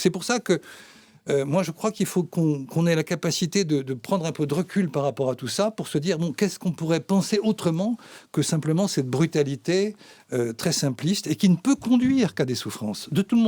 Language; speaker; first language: French; native; French